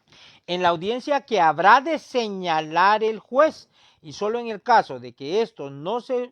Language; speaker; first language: Spanish; native; Spanish